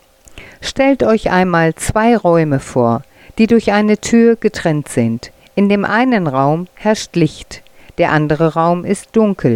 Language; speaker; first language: German; native; German